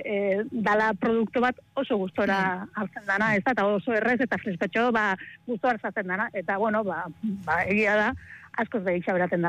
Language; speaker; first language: Basque; native; Basque